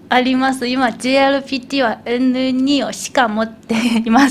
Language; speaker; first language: Japanese; non-native, fluent; Chinese